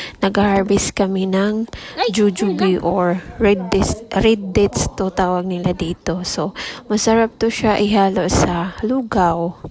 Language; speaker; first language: Filipino; non-native, local second language; Cebuano